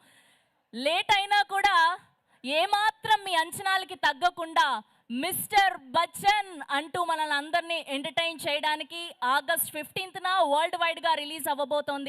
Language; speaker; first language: Telugu; native; Telugu